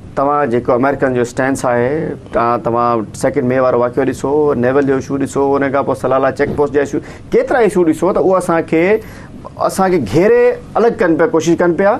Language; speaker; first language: Sindhi; non-native, local second language; Urdu